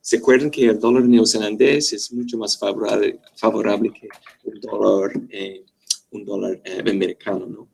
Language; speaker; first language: Spanish; non-native, fluent; English